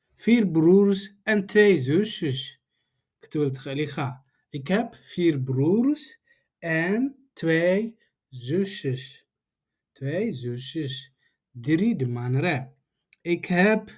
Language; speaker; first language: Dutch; non-native, learner; Tigrinya